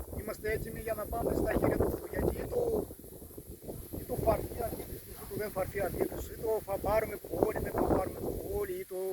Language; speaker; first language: Greek; non-native, learner; Russian